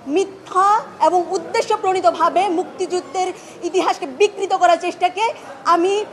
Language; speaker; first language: Bangla; non-native, local second language; Chakma